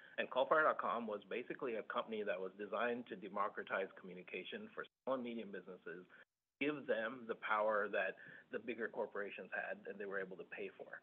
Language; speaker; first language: English; early bilingual, other home language; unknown